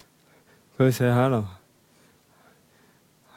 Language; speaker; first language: Norwegian; native; Norwegian